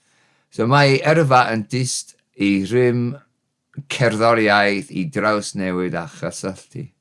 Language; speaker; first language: Welsh; non-native, learner; English